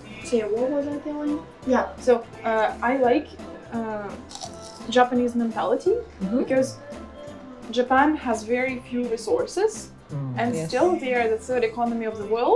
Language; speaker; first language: English; non-native, fluent; Ukrainian